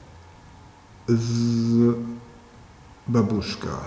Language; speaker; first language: Russian; non-native, learner; German